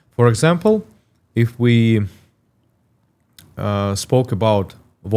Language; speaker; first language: English; non-native, learner; Russian